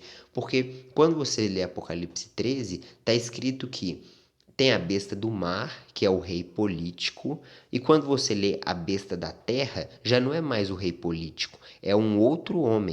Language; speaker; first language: Portuguese; native; Portuguese